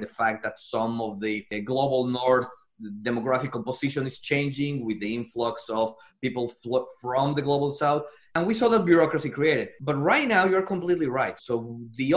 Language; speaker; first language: English; non-native, fluent; Spanish